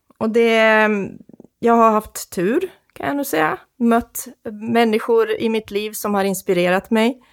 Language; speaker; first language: Swedish; non-native, fluent; Croatian